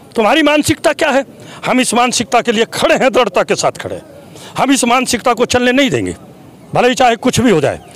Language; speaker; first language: Hindi; native; Hindi